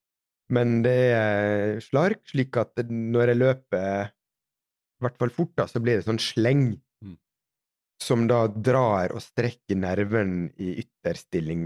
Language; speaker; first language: Norwegian; native; Norwegian